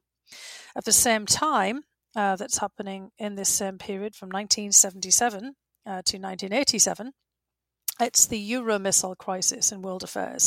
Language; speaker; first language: English; native; English